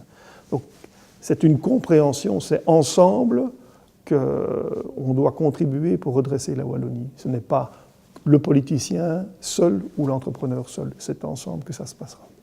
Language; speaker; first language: French; native; French